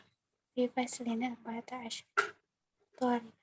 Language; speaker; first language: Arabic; non-native, learner; Indonesian